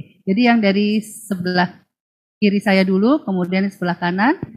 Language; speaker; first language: Indonesian; native; Indonesian